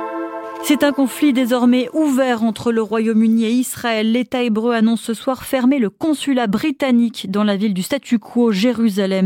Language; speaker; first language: French; native; French